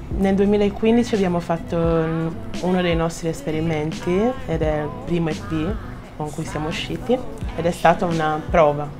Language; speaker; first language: Italian; native; Italian